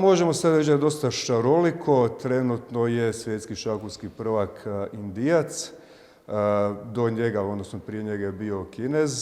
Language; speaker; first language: Croatian; native; Croatian